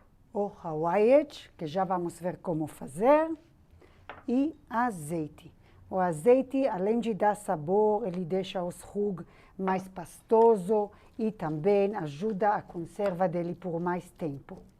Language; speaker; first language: Portuguese; non-native, fluent; Hebrew